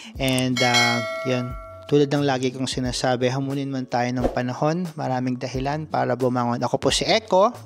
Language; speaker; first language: Filipino; native; Filipino